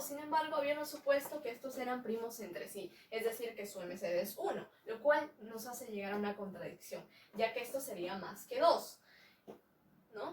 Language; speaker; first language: Spanish; native; Spanish